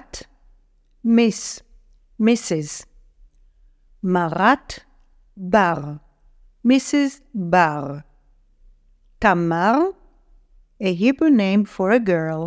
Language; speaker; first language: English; non-native, fluent; Hebrew